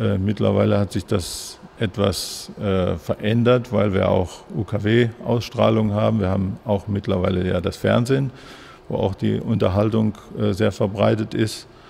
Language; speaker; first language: German; native; German